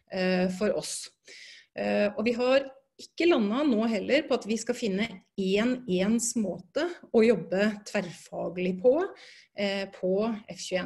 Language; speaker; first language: Norwegian; native; Norwegian